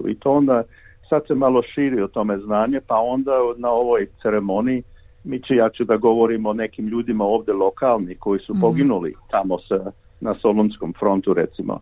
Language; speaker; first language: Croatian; early bilingual, heritage; Serbian